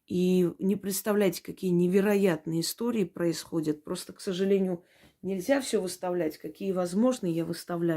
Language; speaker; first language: Russian; native; Russian